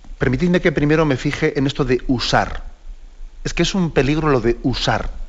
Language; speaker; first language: Spanish; native; Spanish